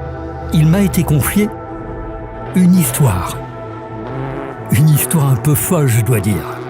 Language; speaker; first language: French; native; French